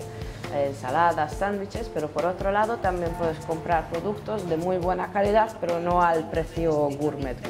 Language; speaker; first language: Spanish; non-native, fluent; Hungarian